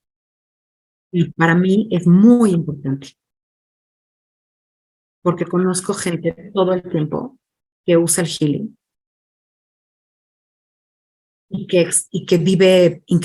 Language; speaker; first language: Spanish; non-native, fluent; English